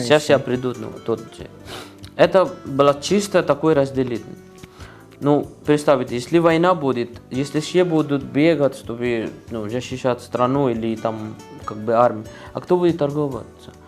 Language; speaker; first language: Russian; non-native, learner; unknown